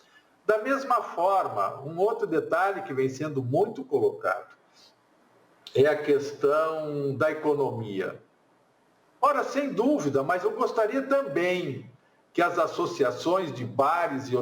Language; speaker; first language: Portuguese; native; Portuguese